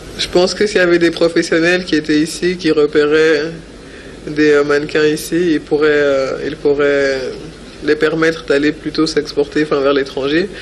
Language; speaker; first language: French; native; French